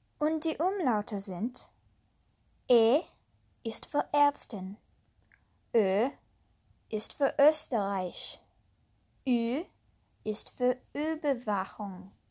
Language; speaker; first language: German; non-native, learner; English